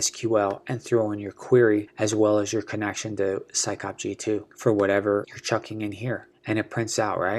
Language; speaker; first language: English; native; English